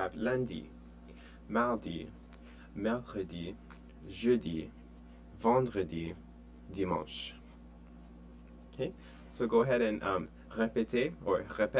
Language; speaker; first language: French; non-native, fluent; English